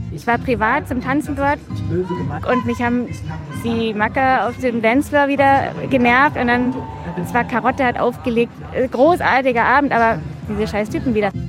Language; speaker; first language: German; native; German